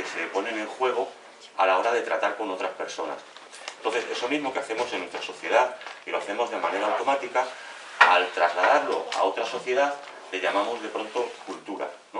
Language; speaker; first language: Spanish; native; Spanish